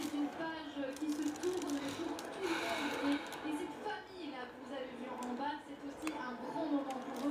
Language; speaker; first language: French; native; French